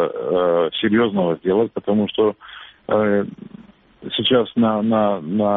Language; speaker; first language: Russian; non-native, learner; Macedonian